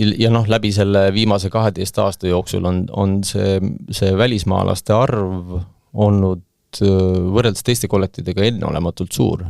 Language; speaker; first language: Estonian; native; Estonian